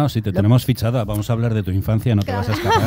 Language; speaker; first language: Spanish; native; Spanish